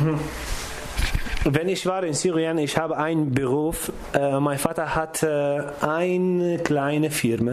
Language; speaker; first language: German; non-native, learner; Kurdish